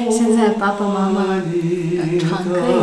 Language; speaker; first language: Chinese; non-native, fluent; Russian